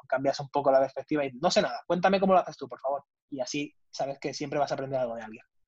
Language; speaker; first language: Spanish; native; Spanish